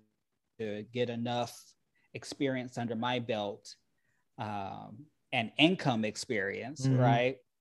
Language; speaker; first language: English; native; English